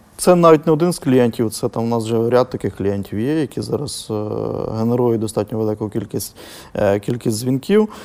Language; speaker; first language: Ukrainian; native; Ukrainian